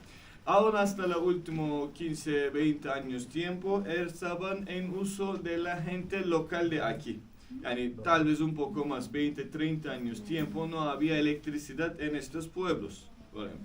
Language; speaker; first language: Spanish; non-native, fluent; Turkish